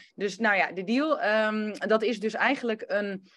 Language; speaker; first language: Dutch; early bilingual, other home language; Romanian